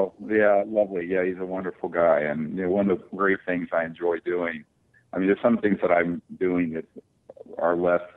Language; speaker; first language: English; native; English